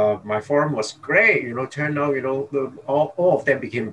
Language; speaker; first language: English; non-native, local second language; Cantonese